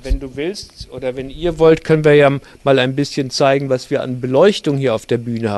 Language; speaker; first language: German; native; German